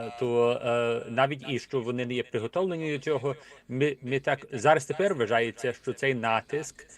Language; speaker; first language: Ukrainian; early bilingual, heritage; Ukrainian